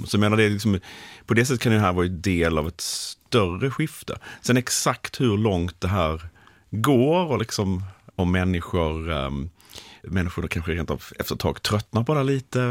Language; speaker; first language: Swedish; native; Swedish